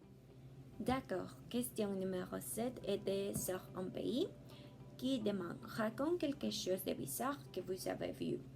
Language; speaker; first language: French; non-native, learner; Spanish